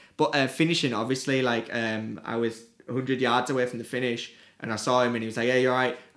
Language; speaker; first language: English; native; English